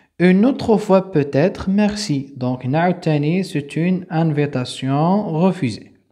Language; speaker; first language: French; non-native, local second language; Arabic